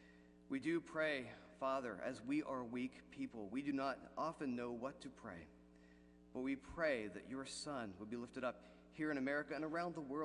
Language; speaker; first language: English; native; English